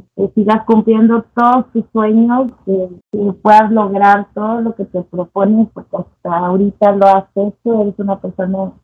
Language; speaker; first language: Spanish; native; Spanish